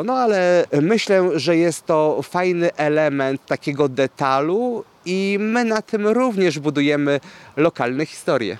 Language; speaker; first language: Polish; native; Polish